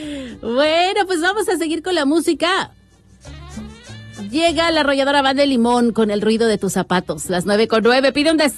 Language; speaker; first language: Spanish; native; Spanish